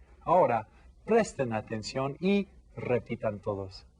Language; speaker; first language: Spanish; non-native, fluent; English